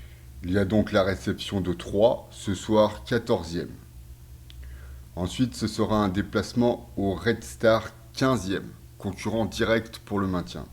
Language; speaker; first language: French; native; French